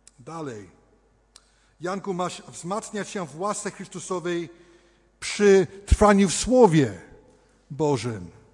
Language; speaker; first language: Polish; early bilingual, heritage; Polish